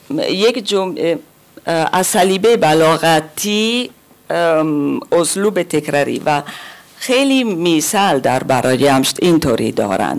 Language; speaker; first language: Persian; non-native, learner; German